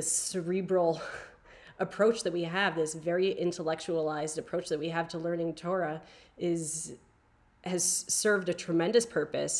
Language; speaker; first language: English; native; English